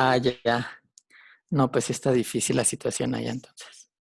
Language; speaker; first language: Spanish; native; Spanish